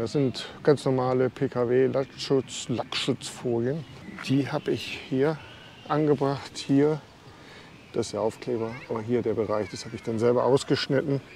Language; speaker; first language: German; native; German